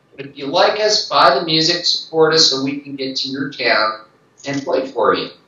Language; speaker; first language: English; native; English